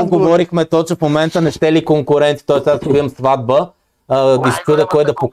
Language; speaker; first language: Bulgarian; native; Bulgarian